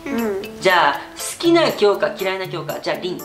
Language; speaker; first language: Japanese; native; Japanese